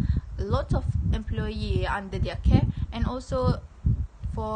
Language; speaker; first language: English; non-native, local second language; Malay